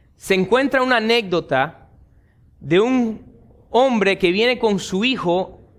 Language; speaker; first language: Spanish; early bilingual, heritage; Spanish